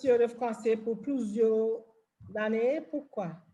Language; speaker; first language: French; non-native, fluent; English